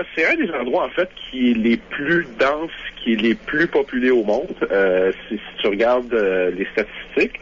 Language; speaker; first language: French; native; French